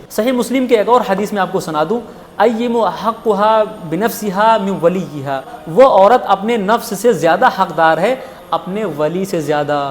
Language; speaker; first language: Urdu; native; Urdu